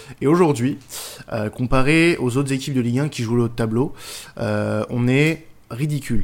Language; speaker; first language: French; native; French